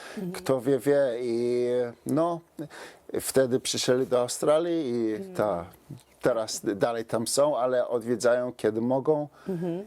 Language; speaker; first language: Polish; non-native, fluent; English